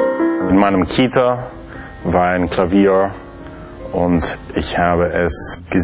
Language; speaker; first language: German; early bilingual, other home language; Persian